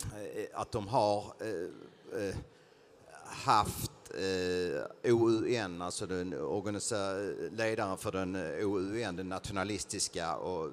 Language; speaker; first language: Swedish; native; Swedish